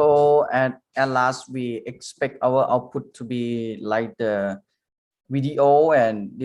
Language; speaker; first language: English; non-native, learner; Thai